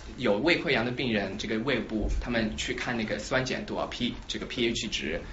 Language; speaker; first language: Chinese; native; Chinese